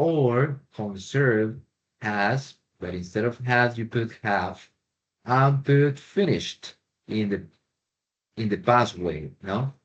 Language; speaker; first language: English; non-native, fluent; Spanish